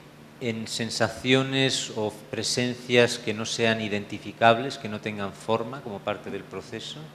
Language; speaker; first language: Spanish; native; Spanish